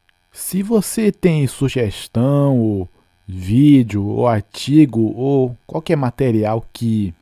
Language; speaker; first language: Portuguese; non-native, fluent; English